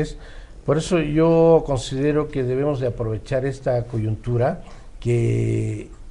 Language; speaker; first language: Spanish; native; Spanish